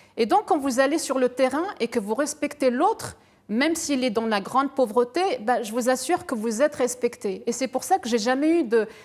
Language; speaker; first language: French; early bilingual, other home language; Arabic